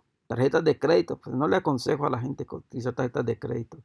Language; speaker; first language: Spanish; native; Spanish